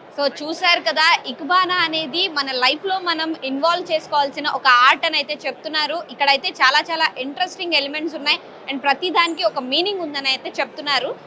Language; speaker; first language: Telugu; native; Telugu